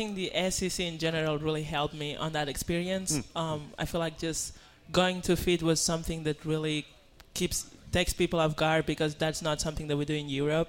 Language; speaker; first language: English; non-native, fluent; Spanish